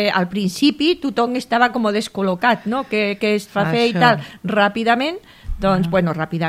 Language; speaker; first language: Catalan; native; Catalan